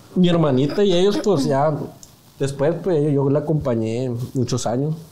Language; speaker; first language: Spanish; native; Spanish